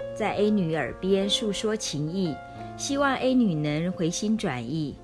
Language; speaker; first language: Chinese; native; Chinese